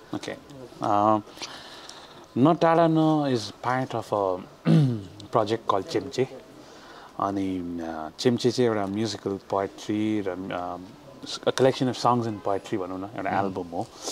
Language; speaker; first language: English; non-native, local second language; Nepali